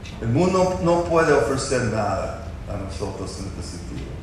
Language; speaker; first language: Spanish; non-native, fluent; English